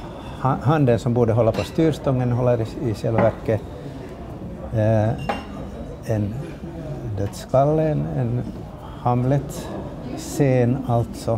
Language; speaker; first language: Swedish; native; Swedish